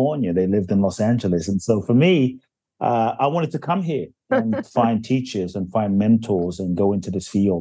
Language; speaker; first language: English; native; English